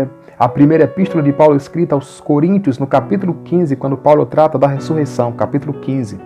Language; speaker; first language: Portuguese; native; Portuguese